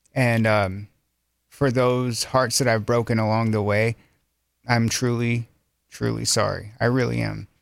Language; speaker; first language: English; native; English